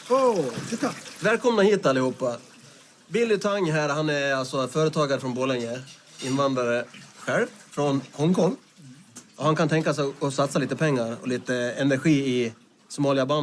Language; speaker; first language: Swedish; native; Swedish